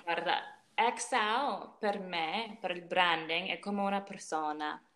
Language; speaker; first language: Italian; non-native, learner; English